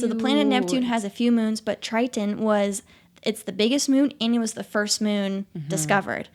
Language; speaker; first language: English; native; English